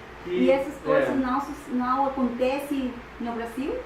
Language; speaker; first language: Portuguese; non-native, fluent; Spanish